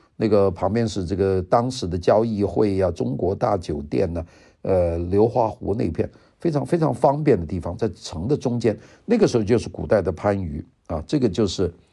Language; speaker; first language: Chinese; non-native, local second language; Cantonese